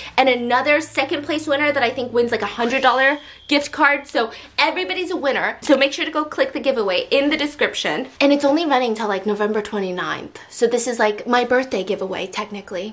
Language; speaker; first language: English; early bilingual, other home language; Korean